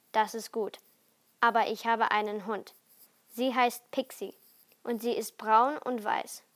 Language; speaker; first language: German; early bilingual, heritage; German